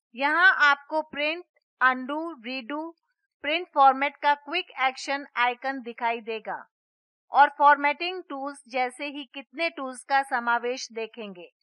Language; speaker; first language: Hindi; non-native, local second language; Gujarati